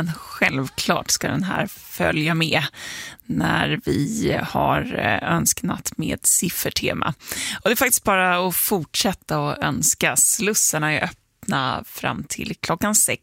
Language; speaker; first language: Swedish; native; Swedish